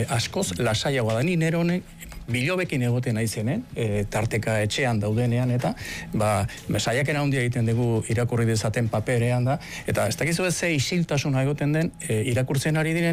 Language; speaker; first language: Basque; native; Basque